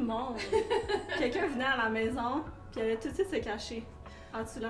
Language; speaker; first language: French; native; French